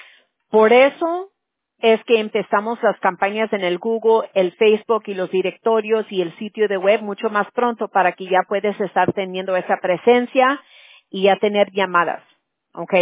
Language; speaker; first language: Spanish; early bilingual, heritage; Spanish